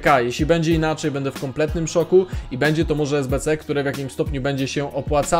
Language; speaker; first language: Polish; native; Polish